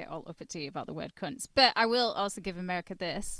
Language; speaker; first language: English; native; English